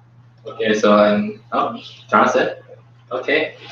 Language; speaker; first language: English; non-native, learner; Chinese